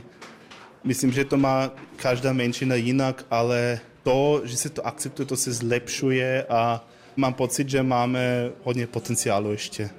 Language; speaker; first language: Czech; non-native, learner; Croatian